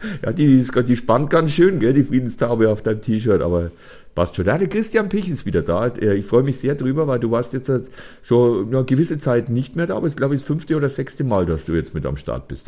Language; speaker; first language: German; native; German